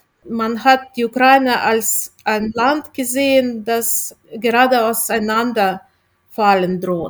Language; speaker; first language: German; non-native, fluent; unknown